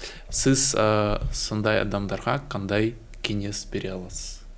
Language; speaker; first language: Kazakh; non-native, learner; Russian